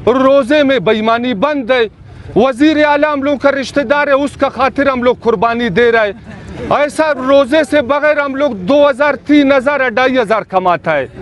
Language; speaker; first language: Urdu; non-native, local second language; Pashto